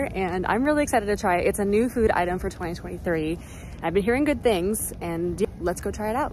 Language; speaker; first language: English; native; English